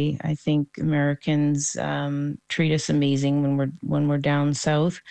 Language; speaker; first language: English; native; English